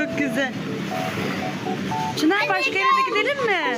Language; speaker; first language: Turkish; native; Turkish